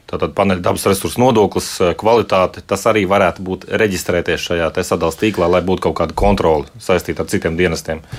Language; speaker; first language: Latvian; native; Latvian